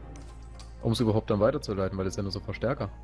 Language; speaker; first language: German; native; German